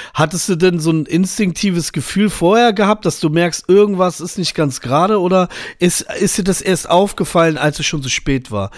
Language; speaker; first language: German; native; German